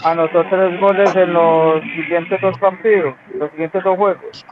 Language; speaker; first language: Spanish; native; Spanish